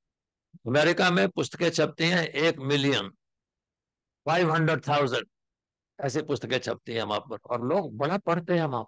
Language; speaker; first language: Hindi; native; Hindi